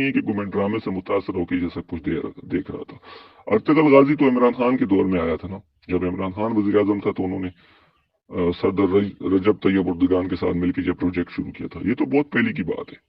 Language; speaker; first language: Urdu; native; Urdu